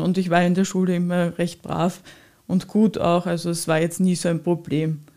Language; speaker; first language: German; native; German